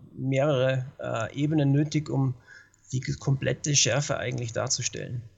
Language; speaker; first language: German; native; German